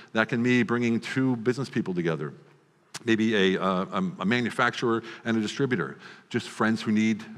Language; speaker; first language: English; native; English